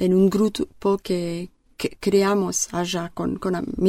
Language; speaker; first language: Spanish; non-native, learner; French